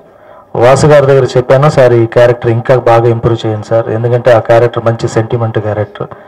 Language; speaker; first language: Telugu; non-native, fluent; Tamil